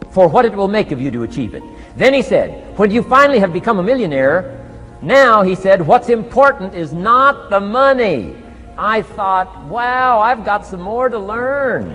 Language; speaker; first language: English; native; English